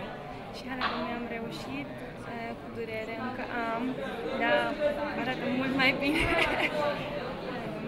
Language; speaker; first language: Romanian; non-native, local second language; Hungarian